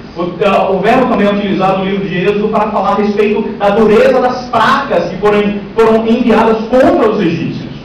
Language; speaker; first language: Portuguese; native; Portuguese